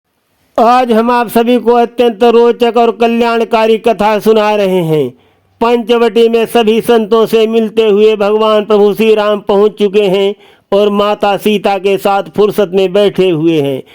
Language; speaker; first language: Hindi; native; Hindi